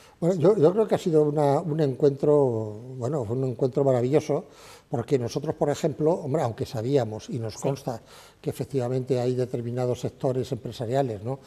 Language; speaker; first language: Spanish; native; Spanish